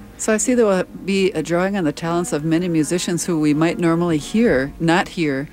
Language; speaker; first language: English; native; English